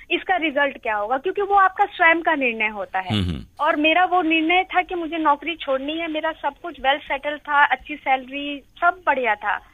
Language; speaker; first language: Hindi; native; Hindi